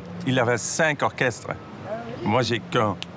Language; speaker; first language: French; non-native, fluent; Dutch